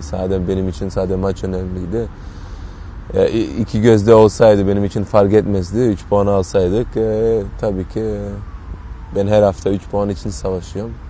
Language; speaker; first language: Turkish; early bilingual, heritage; Turkish